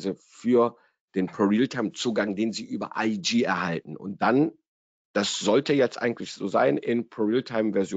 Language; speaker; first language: German; native; German